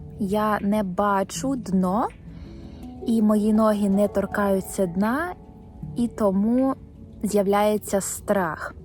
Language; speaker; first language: Ukrainian; native; Ukrainian